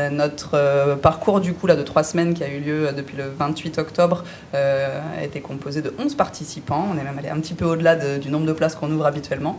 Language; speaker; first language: French; native; French